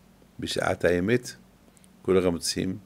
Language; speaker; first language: Hebrew; non-native, fluent; French